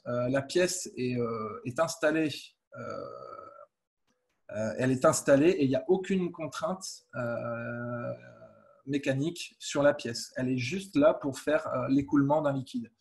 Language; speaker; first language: French; native; French